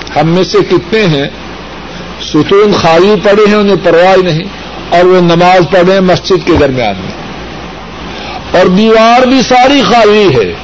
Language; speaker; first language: Urdu; non-native, local second language; Punjabi